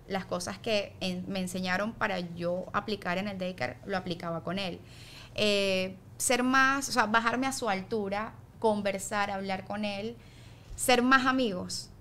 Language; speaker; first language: Spanish; native; Spanish